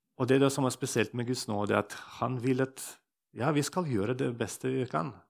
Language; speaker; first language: Norwegian; non-native, fluent; Russian